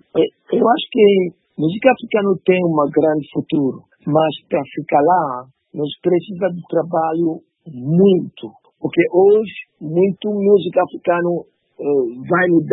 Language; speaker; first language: Portuguese; non-native, learner; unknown